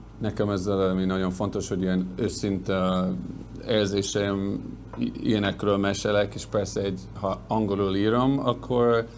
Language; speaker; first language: Hungarian; non-native, learner; English